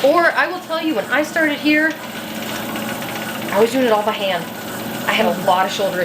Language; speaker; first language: English; native; English